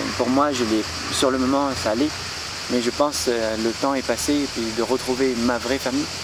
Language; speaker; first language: French; non-native, fluent; Arabic